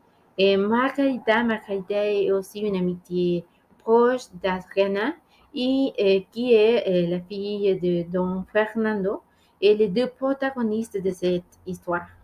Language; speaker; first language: French; non-native, learner; Spanish